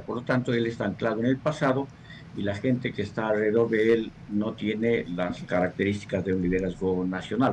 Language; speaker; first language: Spanish; native; Spanish